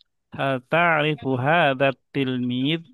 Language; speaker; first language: Arabic; non-native, fluent; Indonesian